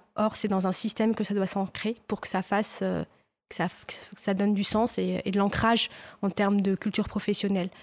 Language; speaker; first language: French; non-native, local second language; Arabic